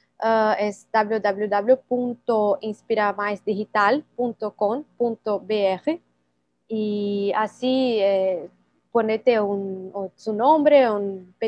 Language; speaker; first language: Spanish; non-native, learner; Portuguese